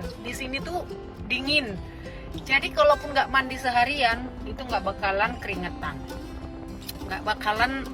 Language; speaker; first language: Indonesian; non-native, fluent; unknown